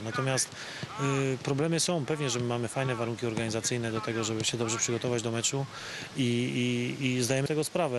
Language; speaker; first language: Polish; native; Polish